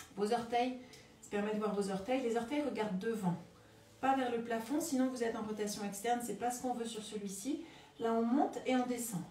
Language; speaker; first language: French; native; French